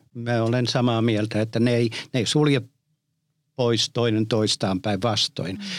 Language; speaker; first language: Finnish; early bilingual, heritage; Finnish